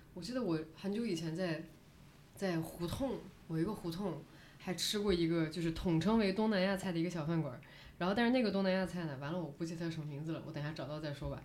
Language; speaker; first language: Chinese; native; Chinese